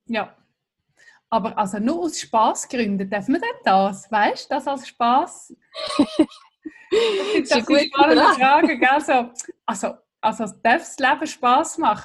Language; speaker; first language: German; native; German